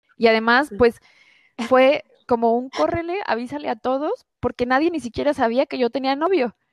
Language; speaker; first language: Spanish; native; Spanish